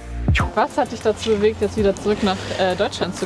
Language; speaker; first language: German; native; German